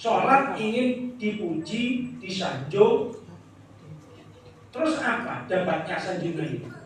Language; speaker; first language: Indonesian; native; Indonesian